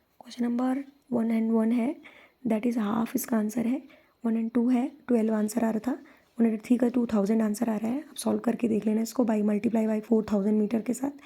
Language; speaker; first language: Hindi; native; Hindi